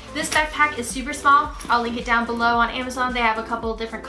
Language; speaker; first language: English; native; English